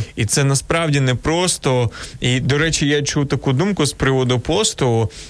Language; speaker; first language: Ukrainian; native; Ukrainian